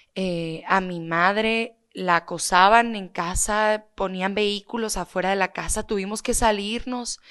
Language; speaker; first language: Spanish; native; Spanish